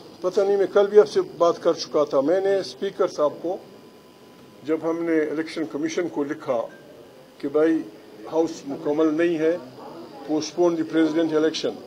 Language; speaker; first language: Urdu; non-native, local second language; Pashto